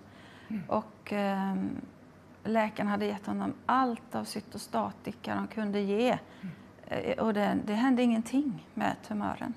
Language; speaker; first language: Swedish; native; Swedish